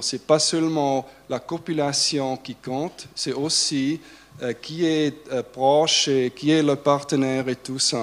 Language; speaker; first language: French; non-native, fluent; German